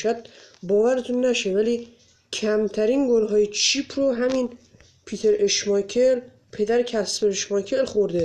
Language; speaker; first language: Persian; native; Persian